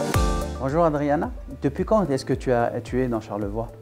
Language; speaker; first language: French; native; French